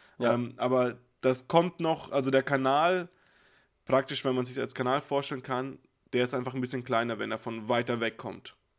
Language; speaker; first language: German; native; German